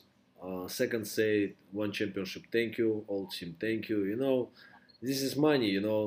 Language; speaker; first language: English; non-native, learner; Russian